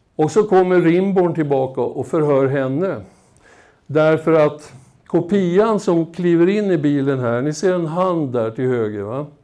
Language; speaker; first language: Swedish; native; Swedish